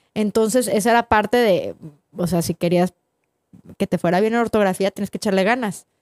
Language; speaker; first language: Spanish; native; Spanish